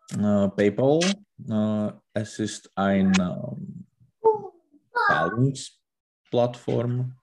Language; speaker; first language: German; non-native, learner; Czech